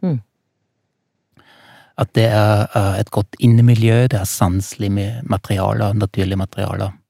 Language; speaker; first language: Norwegian; non-native, fluent; German